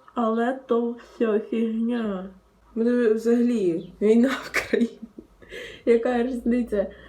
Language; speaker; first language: Ukrainian; non-native, local second language; Russian